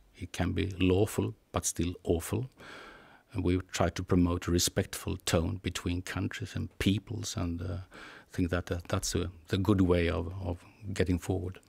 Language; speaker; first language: English; non-native, fluent; Swedish